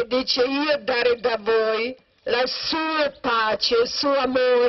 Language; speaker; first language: Italian; non-native, learner; Croatian